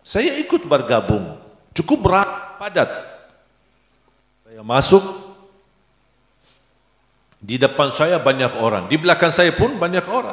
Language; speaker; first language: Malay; non-native, fluent; Arabic